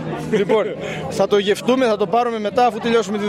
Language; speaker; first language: Greek; native; Greek